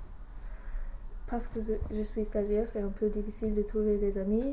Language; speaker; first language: French; non-native, learner; English